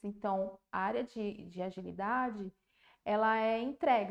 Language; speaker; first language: Portuguese; native; Portuguese